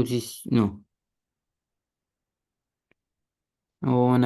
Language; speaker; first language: French; non-native, learner; Romanian